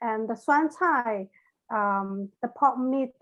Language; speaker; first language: English; non-native, learner; Chinese